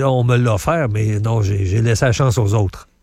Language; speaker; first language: French; native; French